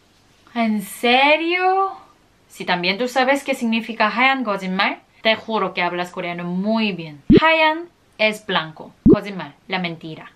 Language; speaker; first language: Spanish; non-native, fluent; Korean